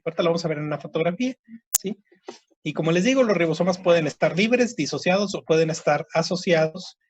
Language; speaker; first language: Spanish; native; Spanish